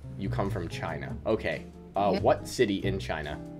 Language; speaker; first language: English; native; English